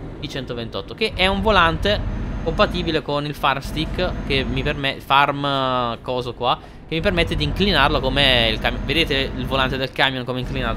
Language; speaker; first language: Italian; native; Italian